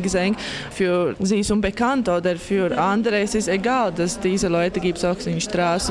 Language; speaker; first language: German; non-native, learner; Latvian